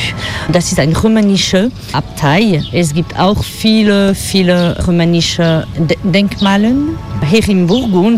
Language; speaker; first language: German; non-native, fluent; French